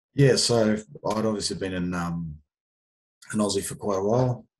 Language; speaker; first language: English; native; English